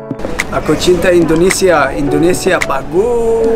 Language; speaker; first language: Indonesian; non-native, learner; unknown